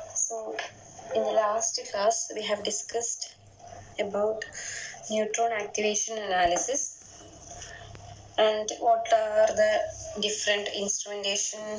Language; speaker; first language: English; non-native, local second language; Malayalam